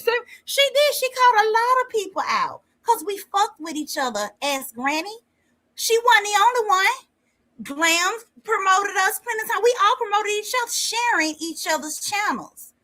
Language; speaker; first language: English; native; English